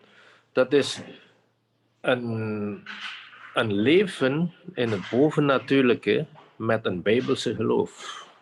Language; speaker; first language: Dutch; non-native, fluent; Indonesian